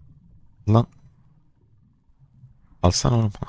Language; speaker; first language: Turkish; native; Turkish